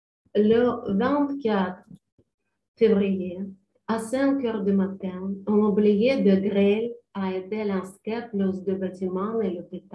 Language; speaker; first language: French; non-native, learner; Ukrainian